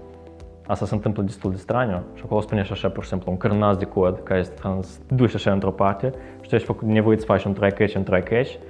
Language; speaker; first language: Romanian; native; Romanian